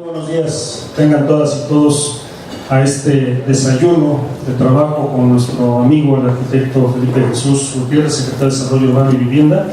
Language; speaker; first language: Spanish; native; Spanish